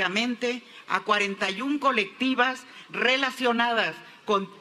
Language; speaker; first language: Spanish; native; Spanish